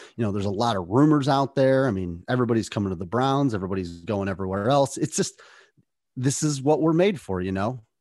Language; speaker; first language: English; native; English